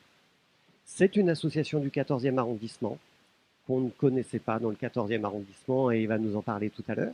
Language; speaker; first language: French; native; French